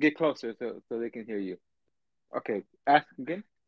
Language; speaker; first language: English; early bilingual, other home language; Spanish